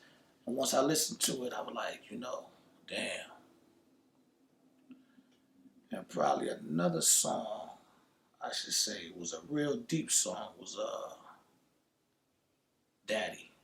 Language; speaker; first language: English; native; English